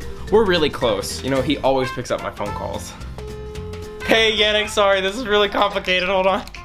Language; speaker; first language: English; native; English